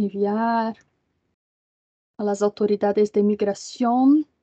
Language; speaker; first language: Spanish; non-native, learner; Portuguese